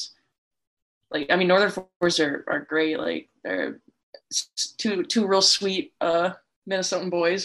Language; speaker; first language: English; native; English